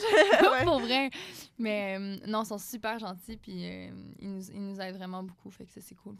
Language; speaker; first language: French; native; French